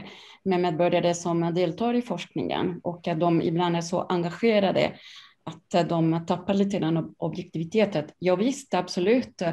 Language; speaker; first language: Swedish; non-native, fluent; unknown